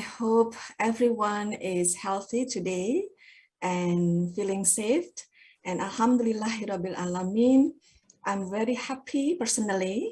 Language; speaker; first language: English; non-native, fluent; Indonesian